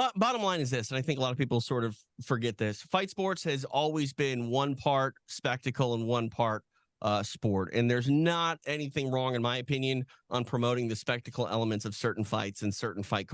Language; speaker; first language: English; native; English